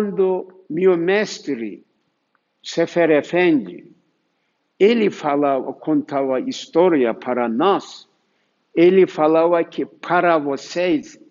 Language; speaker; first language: Portuguese; non-native, fluent; Turkish